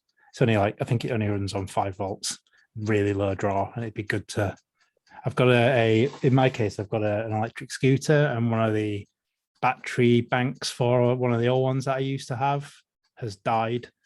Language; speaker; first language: English; native; English